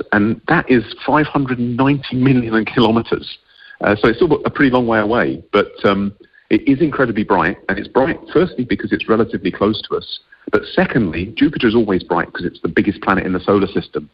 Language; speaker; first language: English; native; English